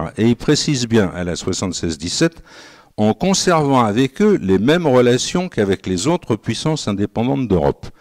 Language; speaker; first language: French; native; French